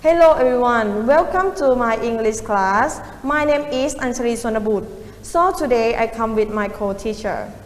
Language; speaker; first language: English; non-native, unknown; Thai